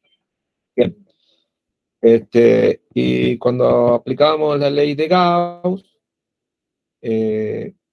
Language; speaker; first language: Spanish; native; Spanish